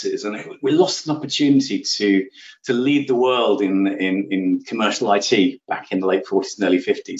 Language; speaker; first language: English; native; English